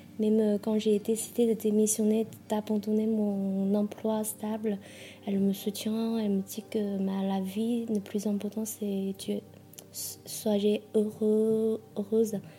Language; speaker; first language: French; non-native, fluent; Chinese